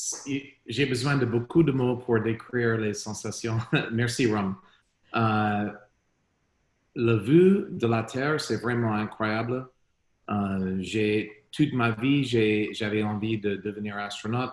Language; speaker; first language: French; non-native, learner; English